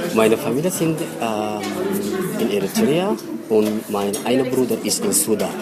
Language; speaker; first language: German; non-native, learner; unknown